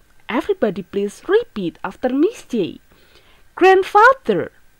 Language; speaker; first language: English; non-native, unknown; Indonesian